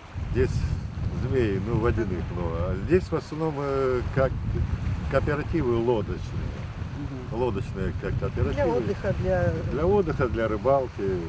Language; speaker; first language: Russian; native; Russian